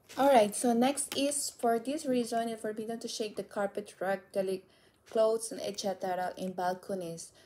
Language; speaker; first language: English; non-native, local second language; Filipino